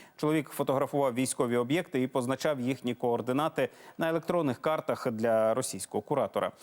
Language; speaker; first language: Ukrainian; native; Ukrainian